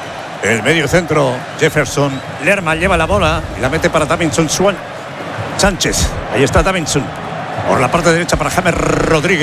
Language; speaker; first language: Spanish; native; Spanish